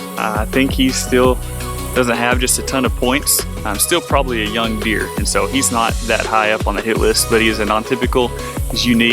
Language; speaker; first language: English; native; English